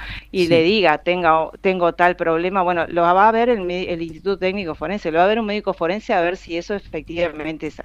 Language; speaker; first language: Spanish; native; Spanish